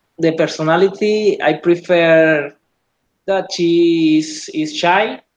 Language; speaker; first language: English; non-native, learner; Spanish